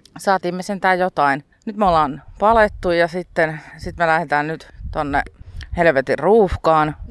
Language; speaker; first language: Finnish; native; Finnish